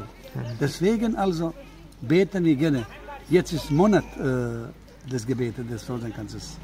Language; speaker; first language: German; non-native, fluent; Croatian